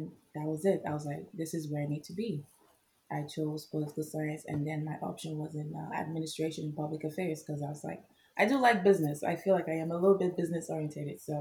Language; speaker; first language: English; non-native, local second language; Igbo